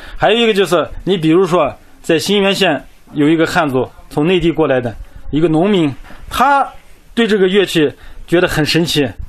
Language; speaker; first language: Chinese; non-native, local second language; Kazakh